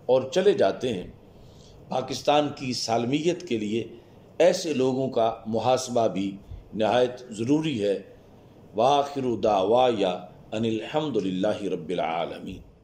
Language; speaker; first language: Urdu; non-native, local second language; Punjabi